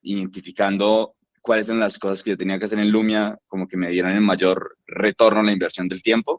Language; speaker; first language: Spanish; native; Spanish